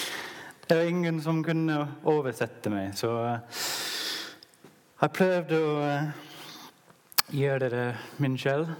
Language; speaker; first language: Norwegian; non-native, learner; English